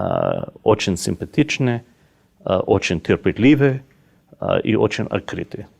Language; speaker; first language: Russian; non-native, fluent; English